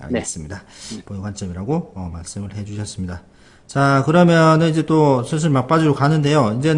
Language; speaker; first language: Korean; native; Korean